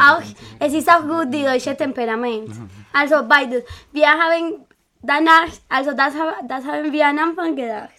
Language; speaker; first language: German; non-native, fluent; Spanish